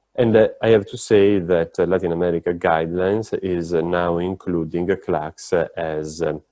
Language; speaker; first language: English; non-native, fluent; Italian